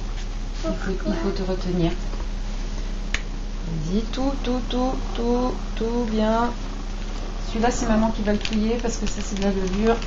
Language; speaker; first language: French; native; French